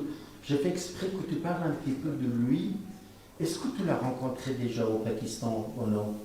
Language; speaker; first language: French; non-native, fluent; Persian